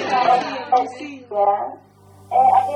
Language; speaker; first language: French; non-native, learner; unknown